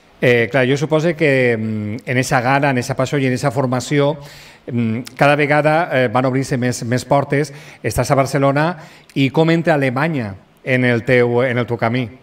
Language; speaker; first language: Catalan; native; Catalan